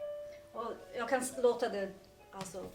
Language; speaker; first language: Swedish; non-native, fluent; Serbian